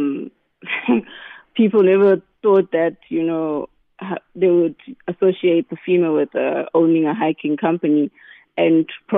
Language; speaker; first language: English; non-native, local second language; Southern Sotho